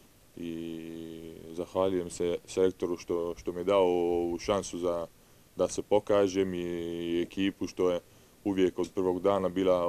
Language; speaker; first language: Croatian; early bilingual, heritage; Italian